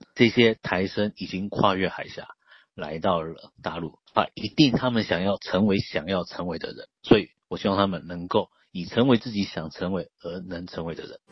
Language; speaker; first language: Chinese; native; Chinese